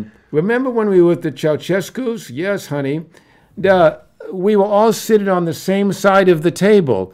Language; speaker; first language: English; early bilingual, other home language; Romanian